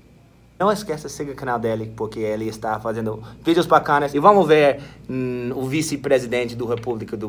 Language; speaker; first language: Portuguese; non-native, fluent; English